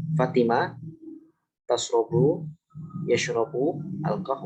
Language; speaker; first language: Arabic; non-native, learner; Indonesian